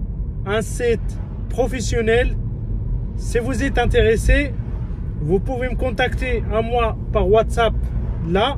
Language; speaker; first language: French; non-native, fluent; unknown